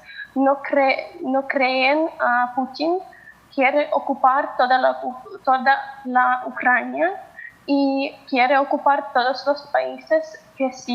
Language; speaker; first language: Spanish; non-native, fluent; Ukrainian